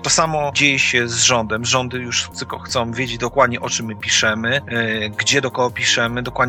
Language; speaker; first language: Polish; native; Polish